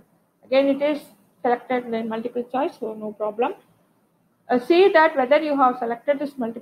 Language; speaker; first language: English; non-native, local second language; Tamil